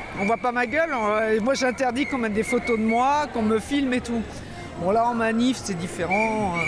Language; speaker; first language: French; native; French